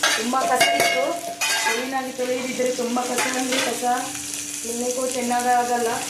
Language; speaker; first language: Kannada; non-native, local second language; Tulu